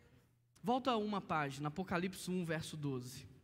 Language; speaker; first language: Portuguese; native; Portuguese